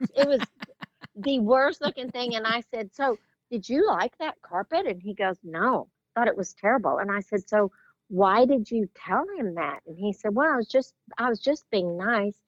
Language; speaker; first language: English; native; English